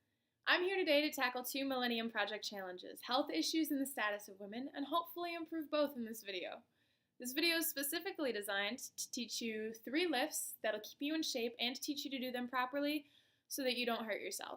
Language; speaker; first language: English; native; English